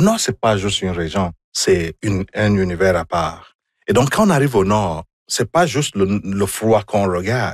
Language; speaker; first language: French; non-native, fluent; Igbo